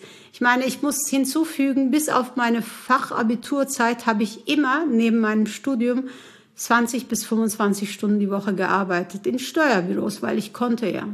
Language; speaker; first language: German; early bilingual, other home language; Turkish